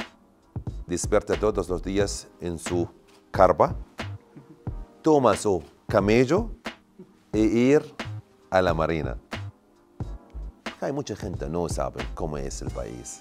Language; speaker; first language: Spanish; non-native, learner; Arabic